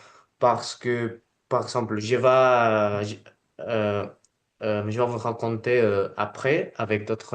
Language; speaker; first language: French; non-native, fluent; Spanish